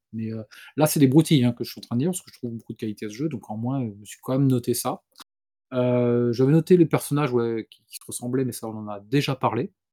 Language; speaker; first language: French; native; French